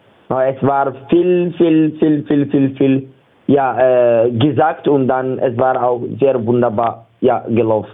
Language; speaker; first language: German; non-native, learner; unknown